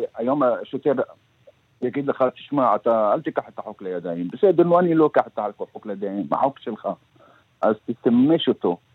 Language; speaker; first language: Hebrew; non-native, local second language; Arabic